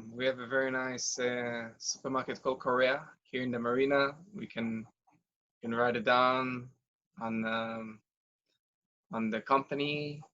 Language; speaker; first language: English; non-native, fluent; Hebrew